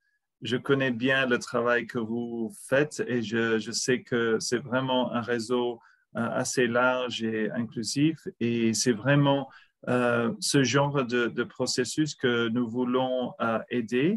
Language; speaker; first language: French; non-native, fluent; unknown